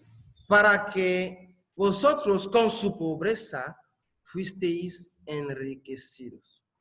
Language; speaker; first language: Spanish; non-native, fluent; French